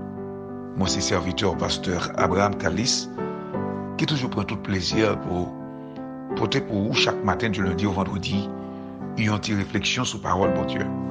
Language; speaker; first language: French; non-native, local second language; Haitian Creole